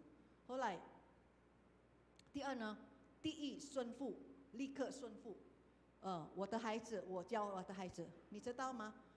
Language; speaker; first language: Chinese; non-native, fluent; Indonesian